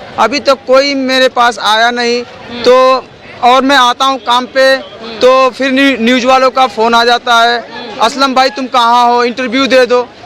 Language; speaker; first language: Hindi; native; Hindi